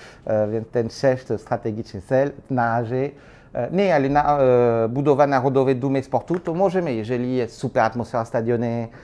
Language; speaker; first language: Polish; non-native, learner; French